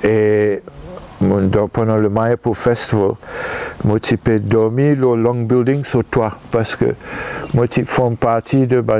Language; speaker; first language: French; non-native, local second language; Morisyen